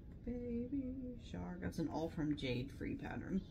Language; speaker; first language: English; native; English